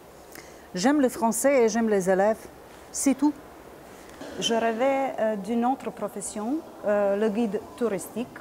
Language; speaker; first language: French; non-native, fluent; Serbian